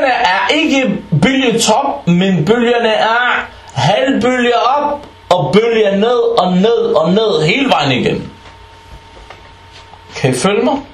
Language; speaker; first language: Danish; early bilingual, other home language; Arabic